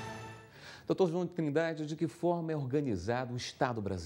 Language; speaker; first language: Portuguese; native; Portuguese